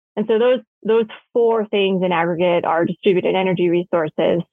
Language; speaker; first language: English; native; English